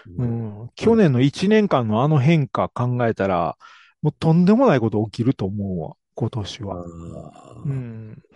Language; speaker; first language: Japanese; native; Japanese